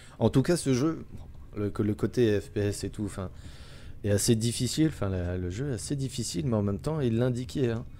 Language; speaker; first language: French; native; French